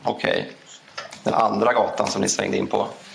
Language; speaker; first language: Swedish; native; Swedish